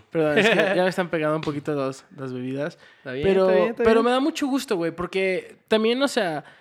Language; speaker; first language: Spanish; early bilingual, heritage; Spanish